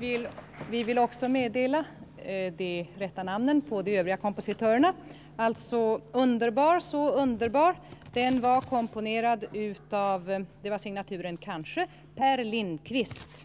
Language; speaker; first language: Swedish; native; Swedish